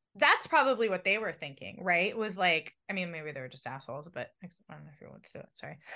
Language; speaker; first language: English; native; English